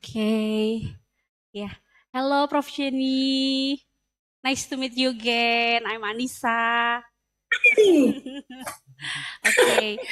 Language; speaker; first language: English; non-native, learner; Indonesian